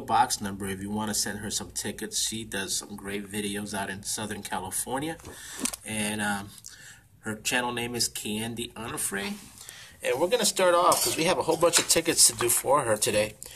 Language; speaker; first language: English; native; English